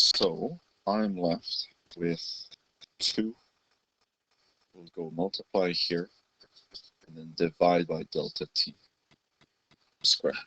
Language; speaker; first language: English; native; English